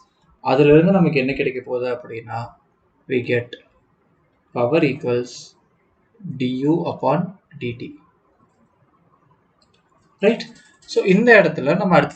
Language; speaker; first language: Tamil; native; Tamil